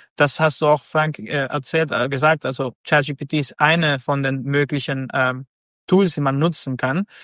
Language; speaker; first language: German; non-native, fluent; Spanish